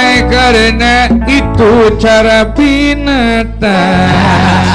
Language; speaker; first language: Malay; non-native, local second language; Sundanese